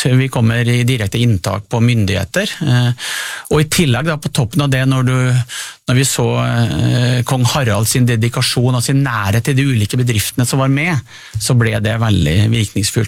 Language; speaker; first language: Norwegian; native; Norwegian